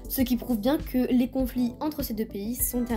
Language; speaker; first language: French; native; French